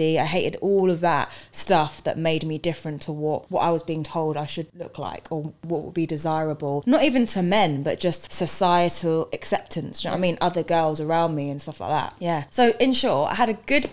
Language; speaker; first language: English; native; English